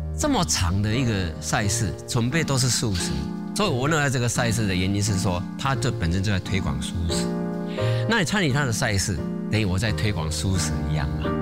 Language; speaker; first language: Chinese; native; Chinese